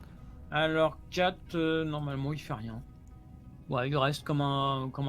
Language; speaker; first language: French; native; French